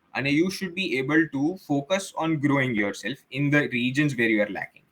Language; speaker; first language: English; non-native, local second language; Gujarati